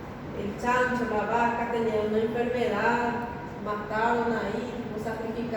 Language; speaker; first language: Spanish; native; Spanish